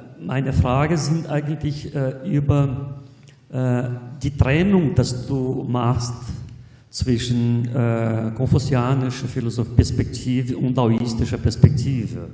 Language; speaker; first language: German; non-native, fluent; Portuguese